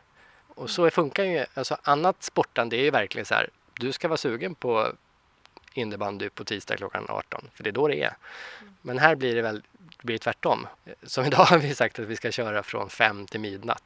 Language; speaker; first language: Swedish; native; Swedish